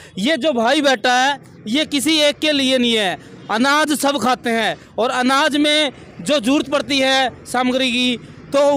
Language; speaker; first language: Hindi; native; Hindi